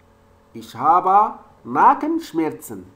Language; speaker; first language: German; non-native, learner; French